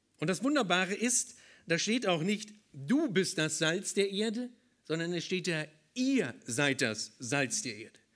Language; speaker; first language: German; native; German